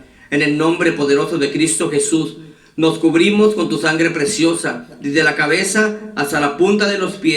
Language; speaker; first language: Spanish; native; Spanish